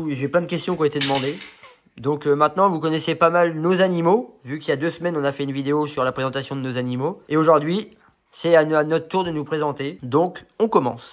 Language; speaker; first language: French; native; French